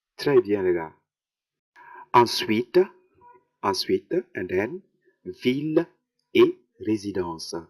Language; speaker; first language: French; non-native, fluent; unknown